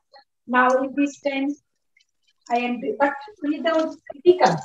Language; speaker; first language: English; non-native, learner; Bangla